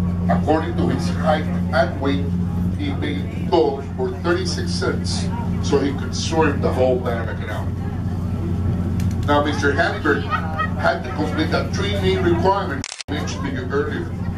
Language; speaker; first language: English; non-native, fluent; Spanish